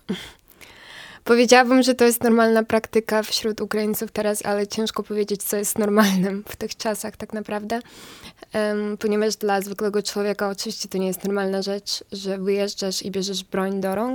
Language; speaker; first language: Polish; non-native, fluent; Ukrainian